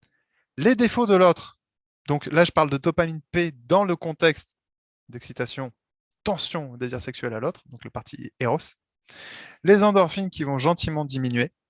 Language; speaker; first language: French; native; French